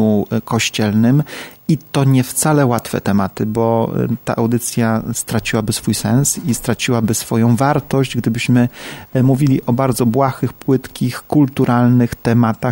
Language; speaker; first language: Polish; native; Polish